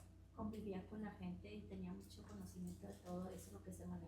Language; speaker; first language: Spanish; native; Spanish